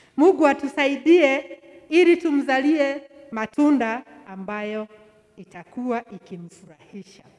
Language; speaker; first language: Swahili; non-native, local second language; Kikuyu